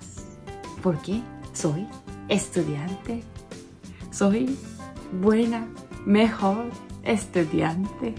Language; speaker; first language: Spanish; non-native, learner; Korean